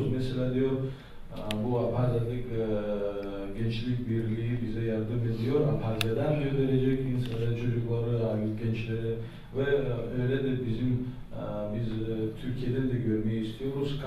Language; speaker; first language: Turkish; non-native, learner; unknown